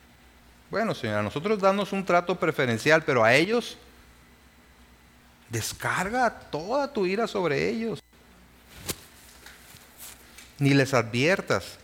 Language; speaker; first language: Spanish; native; Spanish